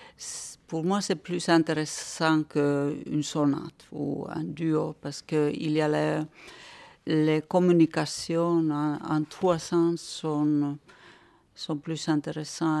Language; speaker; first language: French; non-native, fluent; Finnish